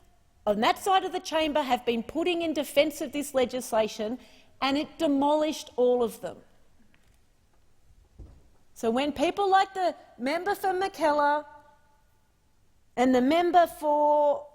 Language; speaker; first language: English; native; English